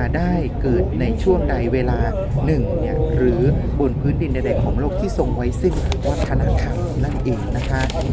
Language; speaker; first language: Thai; native; Thai